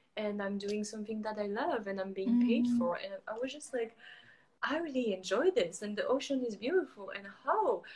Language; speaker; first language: English; non-native, fluent; French